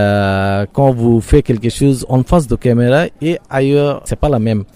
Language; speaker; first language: French; non-native, learner; Bangla